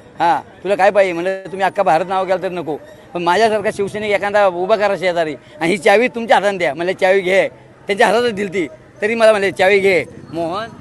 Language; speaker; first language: Marathi; native; Marathi